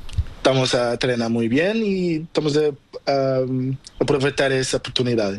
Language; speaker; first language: Spanish; non-native, learner; Portuguese